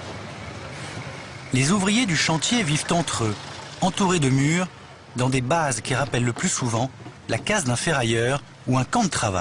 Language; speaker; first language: French; native; French